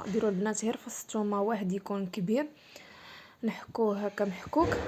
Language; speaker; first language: Arabic; native; Arabic